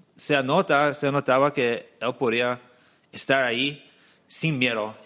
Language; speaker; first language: Spanish; non-native, fluent; English